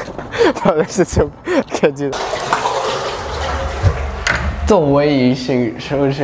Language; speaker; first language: Chinese; non-native, learner; English